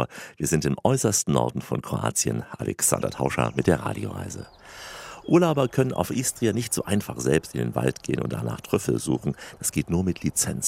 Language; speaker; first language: German; native; German